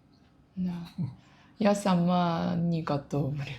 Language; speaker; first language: Russian; non-native, learner; Japanese